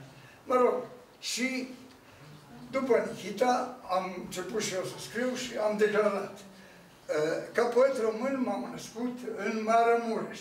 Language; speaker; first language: Romanian; non-native, fluent; Serbian